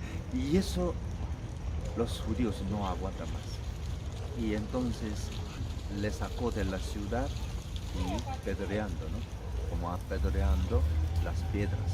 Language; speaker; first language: Spanish; non-native, learner; Korean